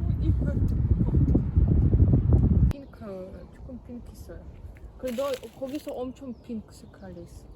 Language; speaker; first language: Korean; non-native, learner; Ukrainian